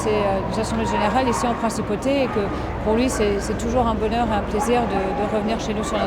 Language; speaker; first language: French; native; French